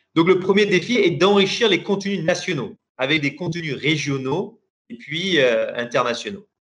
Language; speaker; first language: French; non-native, local second language; Persian